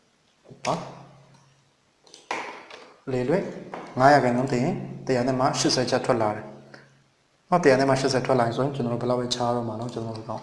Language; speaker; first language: Burmese; native; Burmese